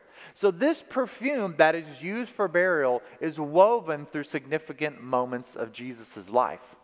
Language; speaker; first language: English; native; English